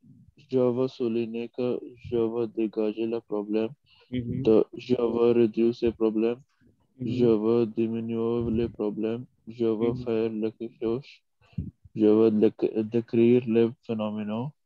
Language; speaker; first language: French; non-native, learner; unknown